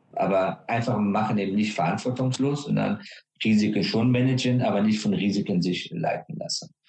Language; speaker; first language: German; non-native, fluent; Persian